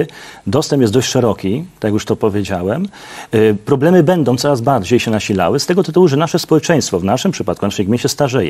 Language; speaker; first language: Polish; native; Polish